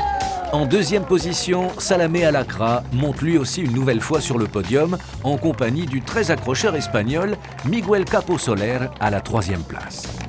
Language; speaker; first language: French; native; French